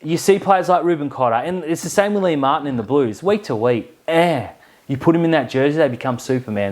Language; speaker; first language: English; native; English